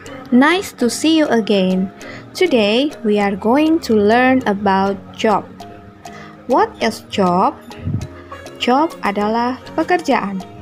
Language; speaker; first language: English; non-native, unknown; Indonesian